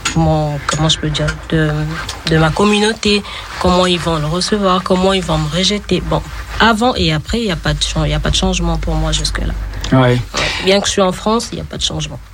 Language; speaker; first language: French; non-native, local second language; Lingala